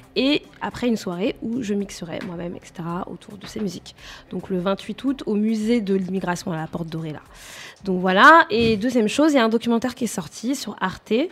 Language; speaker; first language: French; native; French